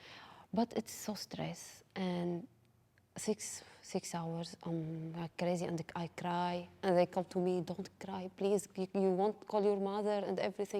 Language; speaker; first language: English; non-native, learner; Arabic